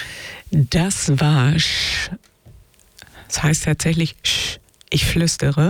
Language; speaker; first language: German; native; German